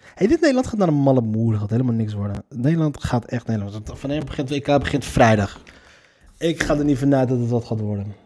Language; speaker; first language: Dutch; native; Dutch